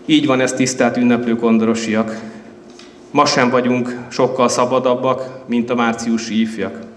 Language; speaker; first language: Hungarian; native; Hungarian